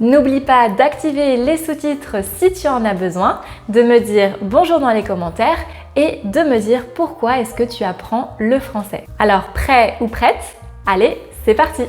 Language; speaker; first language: French; native; French